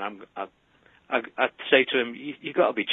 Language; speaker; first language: English; native; English